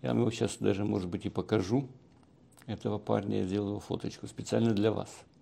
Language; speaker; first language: Russian; native; Russian